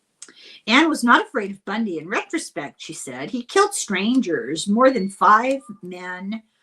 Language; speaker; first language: English; native; English